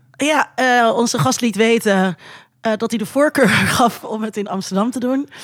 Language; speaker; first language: Dutch; native; Dutch